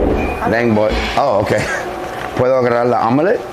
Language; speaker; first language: Spanish; non-native, learner; English